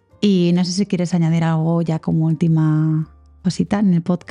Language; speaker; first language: Spanish; native; Spanish